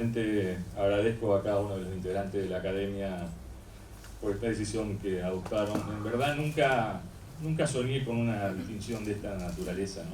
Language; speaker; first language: Spanish; native; Spanish